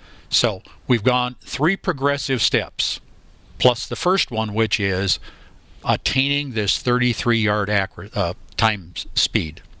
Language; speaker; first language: English; native; English